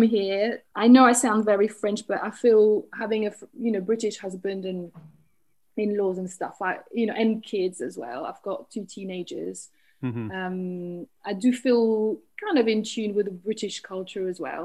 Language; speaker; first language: English; non-native, fluent; French